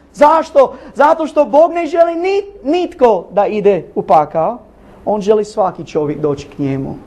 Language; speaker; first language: Bosnian; non-native, learner; English